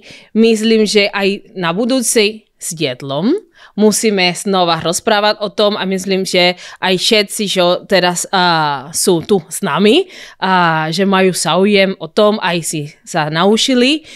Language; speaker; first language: Slovak; non-native, learner; Spanish